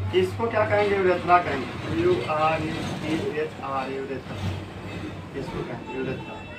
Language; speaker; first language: Hindi; native; Hindi